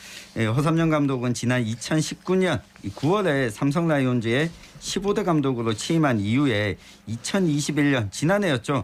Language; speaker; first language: Korean; native; Korean